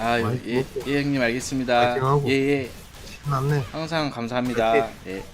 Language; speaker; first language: Korean; native; Korean